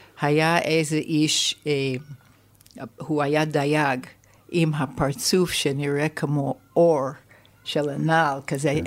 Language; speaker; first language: Hebrew; non-native, fluent; English